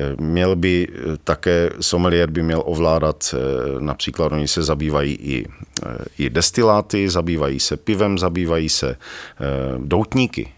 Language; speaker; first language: Czech; native; Czech